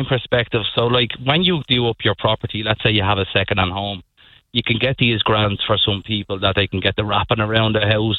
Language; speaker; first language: English; native; English